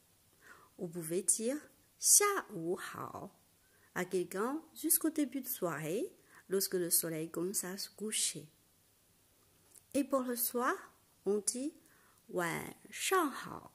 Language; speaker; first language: French; non-native, fluent; Chinese